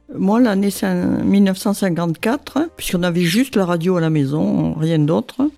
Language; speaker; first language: French; native; French